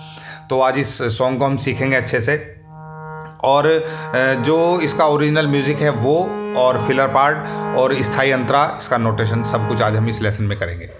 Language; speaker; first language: Hindi; native; Hindi